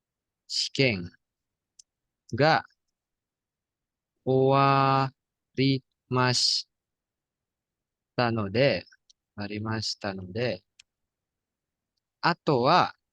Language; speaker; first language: Japanese; non-native, fluent; Indonesian